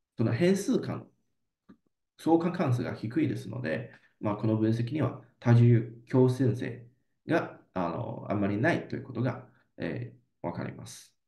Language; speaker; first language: Japanese; non-native, fluent; Chinese